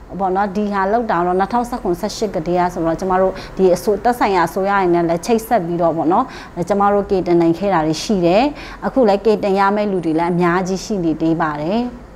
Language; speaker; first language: Burmese; non-native, local second language; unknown